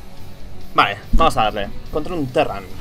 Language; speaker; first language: Spanish; native; Spanish